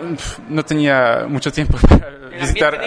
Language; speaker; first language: Spanish; non-native, learner; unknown